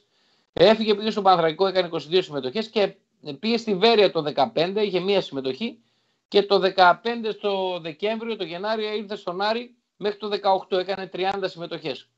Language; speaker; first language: Greek; native; Greek